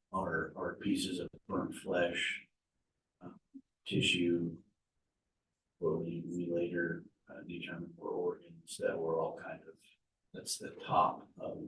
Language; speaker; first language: English; native; English